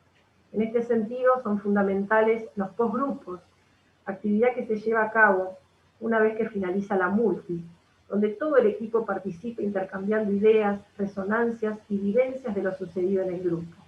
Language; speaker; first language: Spanish; native; Spanish